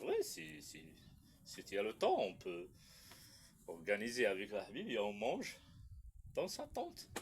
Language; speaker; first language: French; non-native, local second language; Arabic